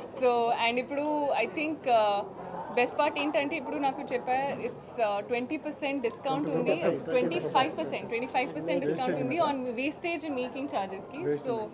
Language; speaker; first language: Telugu; non-native, learner; Hindi